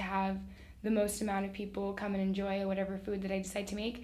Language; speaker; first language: English; early bilingual, other home language; Spanish